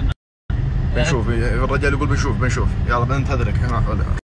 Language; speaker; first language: Arabic; native; Arabic